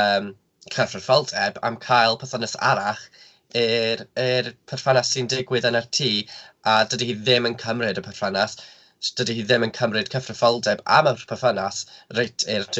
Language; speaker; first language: Welsh; non-native, local second language; English